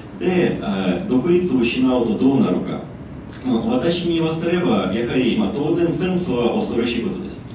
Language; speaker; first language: Japanese; non-native, fluent; Ukrainian